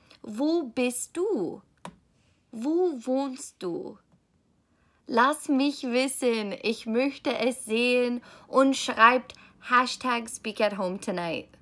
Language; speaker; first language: German; non-native, fluent; English